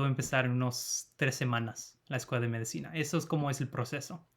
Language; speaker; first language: Spanish; non-native, fluent; English